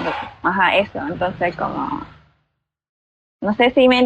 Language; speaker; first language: Spanish; non-native, learner; Filipino